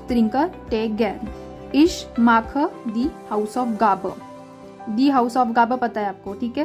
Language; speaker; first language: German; non-native, fluent; Hindi